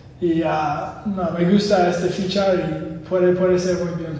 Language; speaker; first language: Spanish; non-native, learner; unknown